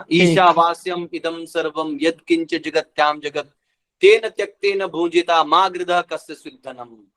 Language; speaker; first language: Hindi; non-native, local second language; Marathi